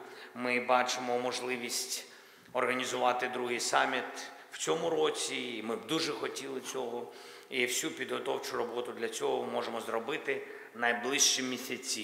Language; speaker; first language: Ukrainian; non-native, local second language; Russian